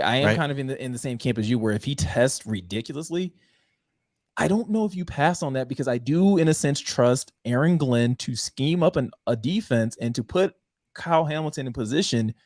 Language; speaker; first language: English; native; English